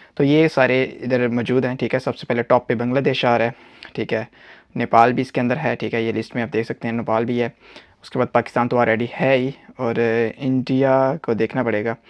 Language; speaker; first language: Hindi; non-native, local second language; Punjabi